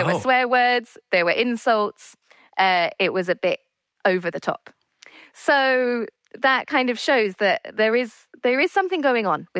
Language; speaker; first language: English; native; English